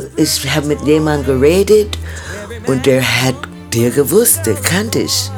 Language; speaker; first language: German; non-native, fluent; English